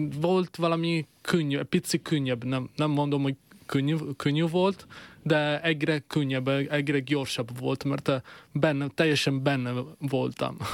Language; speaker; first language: Hungarian; non-native, fluent; Italian